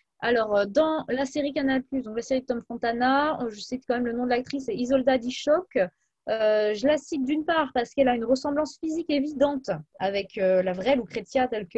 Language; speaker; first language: French; non-native, fluent; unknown